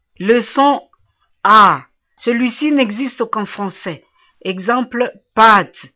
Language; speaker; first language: French; non-native, local second language; Swahili